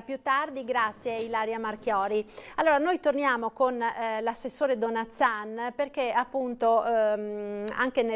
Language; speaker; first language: Italian; native; Italian